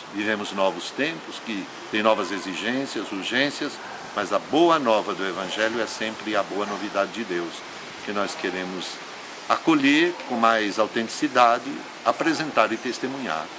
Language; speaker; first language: Portuguese; native; Portuguese